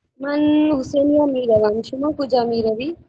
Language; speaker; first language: Persian; non-native, learner; Urdu